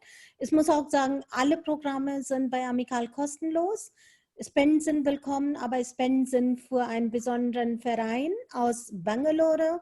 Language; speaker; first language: German; non-native, fluent; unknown